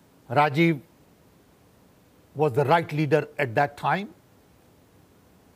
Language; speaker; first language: English; non-native, local second language; Gujarati